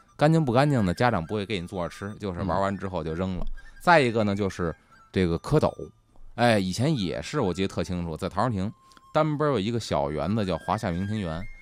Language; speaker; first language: Chinese; native; Chinese